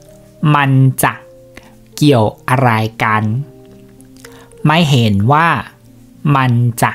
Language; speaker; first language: Thai; non-native, fluent; Chinese